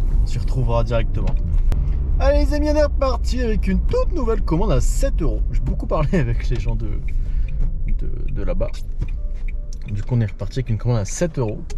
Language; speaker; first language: French; native; French